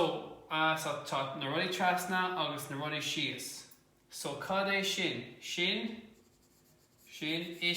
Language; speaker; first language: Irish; non-native, local second language; English